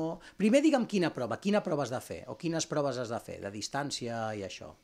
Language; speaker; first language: Catalan; native; Catalan